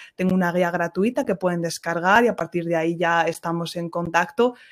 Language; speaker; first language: Spanish; native; Spanish